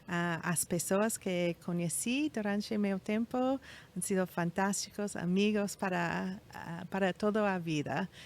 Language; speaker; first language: Portuguese; non-native, fluent; English